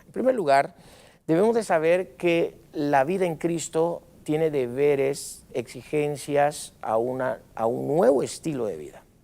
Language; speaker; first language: Spanish; native; Spanish